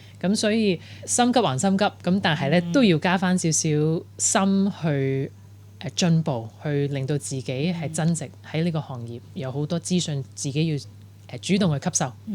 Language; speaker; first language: Cantonese; early bilingual, heritage; Cantonese